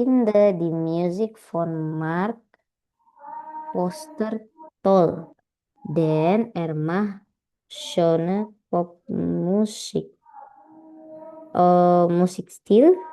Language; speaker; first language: German; non-native, learner; Indonesian